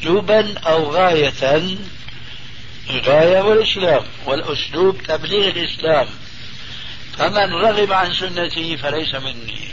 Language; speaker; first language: Arabic; early bilingual, other home language; Albanian